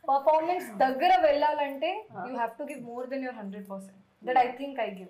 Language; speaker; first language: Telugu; non-native, fluent; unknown